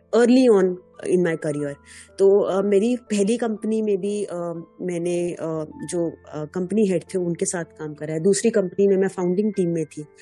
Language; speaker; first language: Hindi; native; Hindi